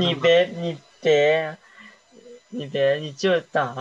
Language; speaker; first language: Chinese; early bilingual, heritage; Chinese